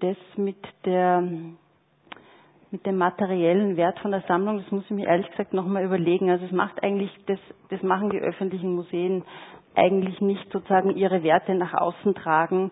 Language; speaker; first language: German; native; German